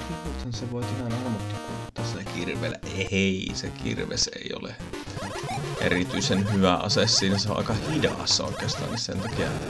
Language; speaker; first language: Finnish; native; Finnish